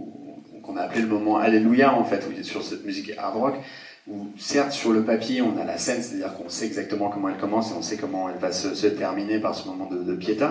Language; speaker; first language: French; native; French